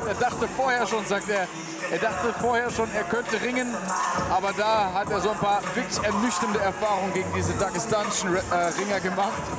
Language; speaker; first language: German; native; German